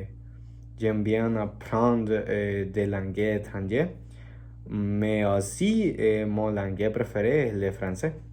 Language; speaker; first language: French; non-native, learner; Spanish